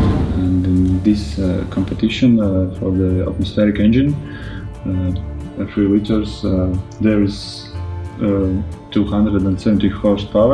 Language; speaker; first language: English; non-native, learner; Latvian